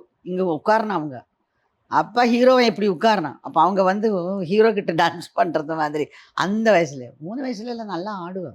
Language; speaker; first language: Tamil; non-native, learner; Malayalam